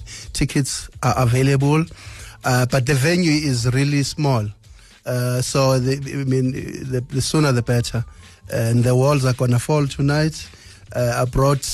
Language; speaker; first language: English; non-native, local second language; Zulu